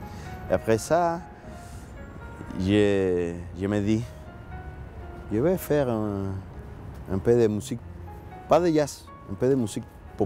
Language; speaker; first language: French; non-native, learner; Spanish